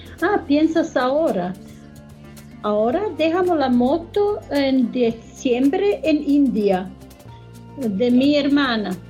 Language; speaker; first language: Spanish; non-native, learner; German